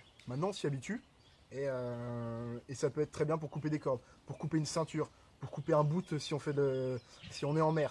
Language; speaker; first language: French; native; French